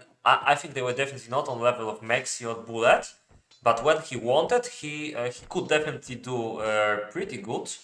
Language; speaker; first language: English; non-native, fluent; Polish